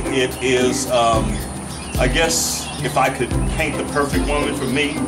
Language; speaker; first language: English; native; English